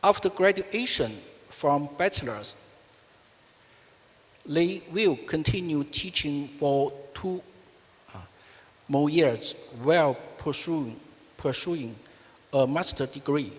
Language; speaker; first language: English; non-native, fluent; Chinese